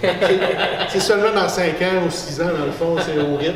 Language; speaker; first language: French; native; French